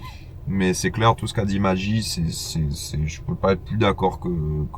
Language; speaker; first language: French; native; French